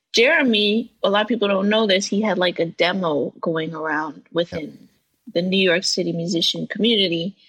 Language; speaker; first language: English; native; English